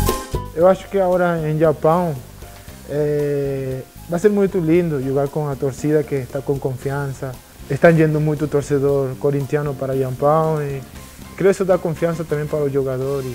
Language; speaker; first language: Portuguese; non-native, learner; Spanish